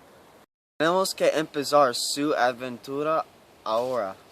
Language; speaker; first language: Spanish; non-native, learner; English